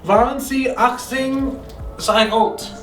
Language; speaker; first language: German; non-native, learner; English